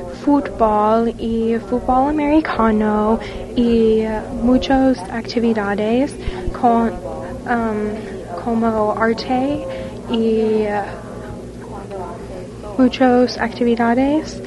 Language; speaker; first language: Spanish; non-native, learner; English